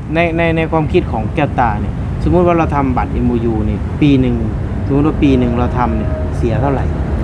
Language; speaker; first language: Thai; native; Thai